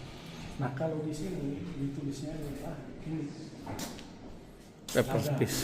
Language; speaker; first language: Indonesian; native; Indonesian